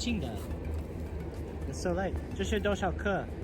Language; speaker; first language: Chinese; non-native, learner; English